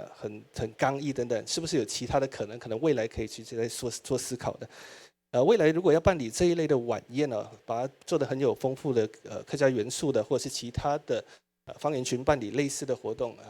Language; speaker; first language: Chinese; native; Chinese